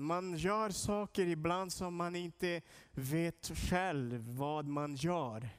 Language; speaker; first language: Swedish; non-native, learner; Portuguese